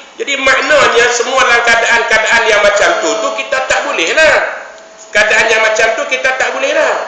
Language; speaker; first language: Malay; native; Malay